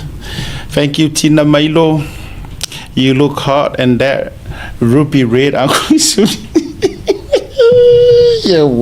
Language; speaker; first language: English; non-native, local second language; Samoan